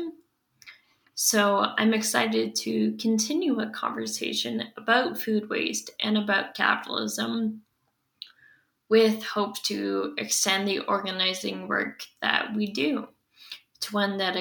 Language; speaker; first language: English; native; English